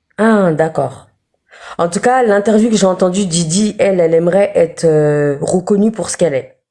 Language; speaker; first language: French; early bilingual, other home language; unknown